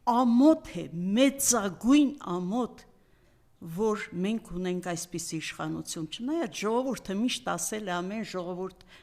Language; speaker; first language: Armenian; native; Armenian